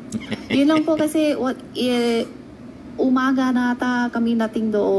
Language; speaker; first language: Filipino; non-native, learner; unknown